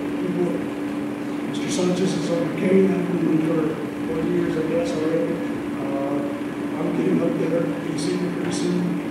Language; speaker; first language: English; native; English